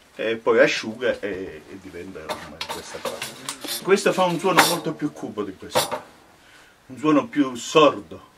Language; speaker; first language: Italian; native; Italian